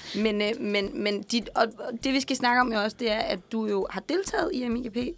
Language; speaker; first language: Danish; native; Danish